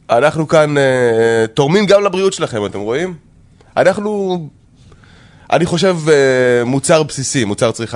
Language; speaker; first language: Hebrew; native; Hebrew